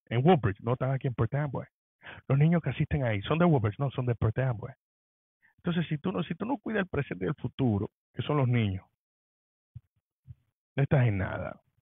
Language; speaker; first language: Spanish; early bilingual, heritage; Spanish